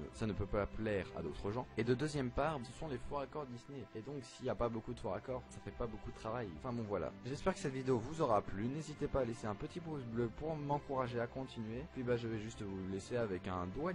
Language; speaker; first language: French; native; French